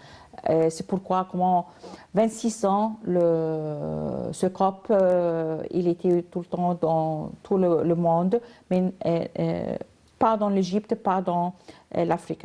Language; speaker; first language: French; non-native, learner; Arabic